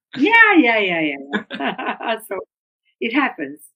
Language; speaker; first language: English; non-native, fluent; Italian